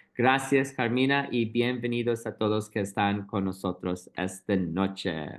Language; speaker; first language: Spanish; non-native, learner; English